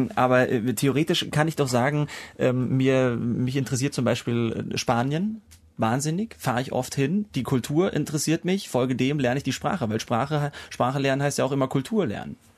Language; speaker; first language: German; native; German